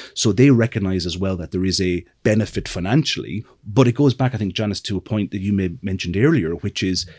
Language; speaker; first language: English; native; English